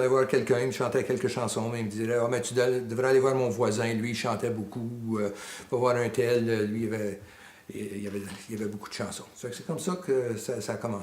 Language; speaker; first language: French; native; French